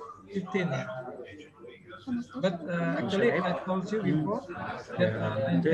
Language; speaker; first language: English; non-native, learner; Indonesian